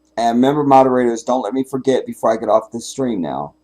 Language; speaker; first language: English; native; English